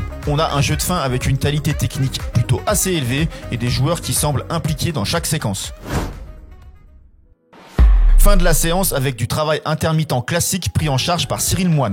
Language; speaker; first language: French; native; French